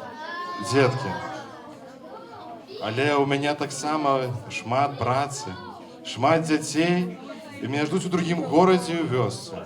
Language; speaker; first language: Belarusian; non-native, local second language; Russian